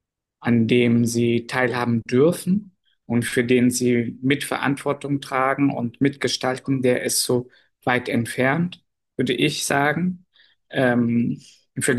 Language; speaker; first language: German; non-native, fluent; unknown